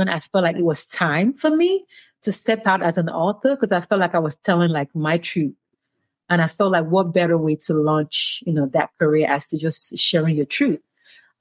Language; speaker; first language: English; non-native, local second language; Yoruba